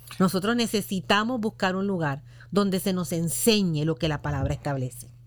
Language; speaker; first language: Spanish; native; Spanish